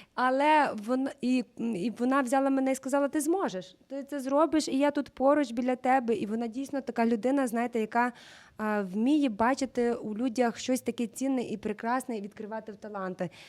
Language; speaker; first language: Ukrainian; native; Ukrainian